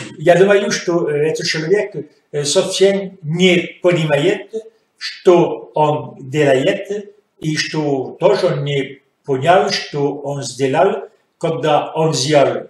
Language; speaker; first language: Russian; non-native, fluent; French